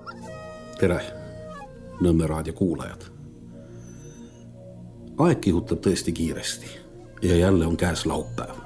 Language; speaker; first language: Estonian; native; Estonian